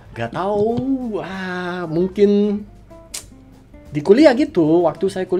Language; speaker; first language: Indonesian; non-native, fluent; English